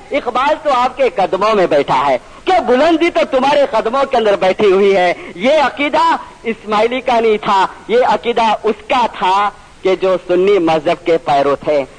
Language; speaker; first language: Urdu; non-native, local second language; Gujarati